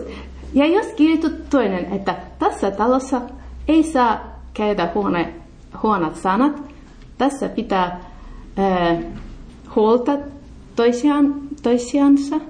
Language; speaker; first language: Finnish; non-native, learner; Russian